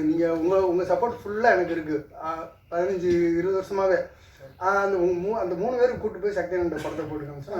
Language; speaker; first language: Tamil; native; Tamil